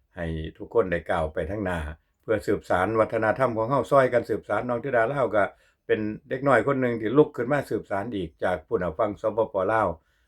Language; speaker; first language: Thai; native; Thai